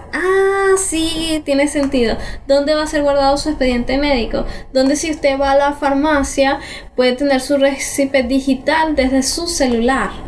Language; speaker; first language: Spanish; native; Spanish